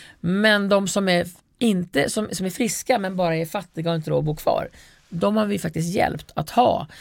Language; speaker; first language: Swedish; native; Swedish